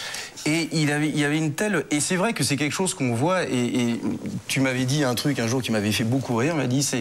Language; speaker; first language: French; native; French